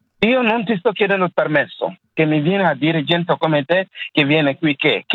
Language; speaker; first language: Italian; non-native, fluent; Wolof